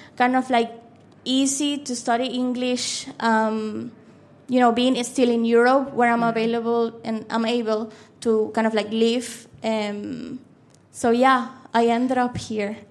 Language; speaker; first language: English; non-native, fluent; Spanish